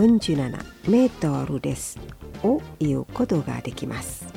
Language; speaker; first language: Japanese; non-native, fluent; Indonesian